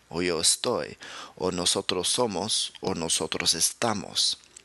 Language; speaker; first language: Spanish; non-native, fluent; English